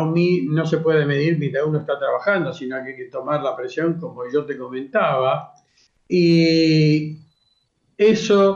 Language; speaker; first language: Spanish; native; Spanish